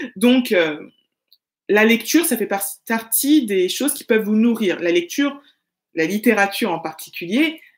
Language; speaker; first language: French; native; French